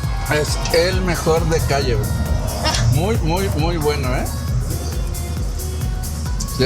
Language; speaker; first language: Spanish; native; Spanish